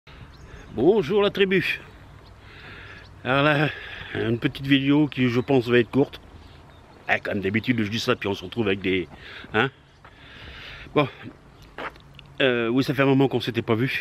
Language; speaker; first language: French; native; French